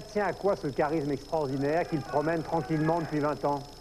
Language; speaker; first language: French; native; French